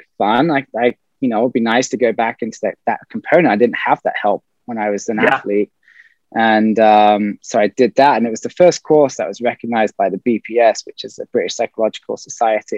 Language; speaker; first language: English; native; English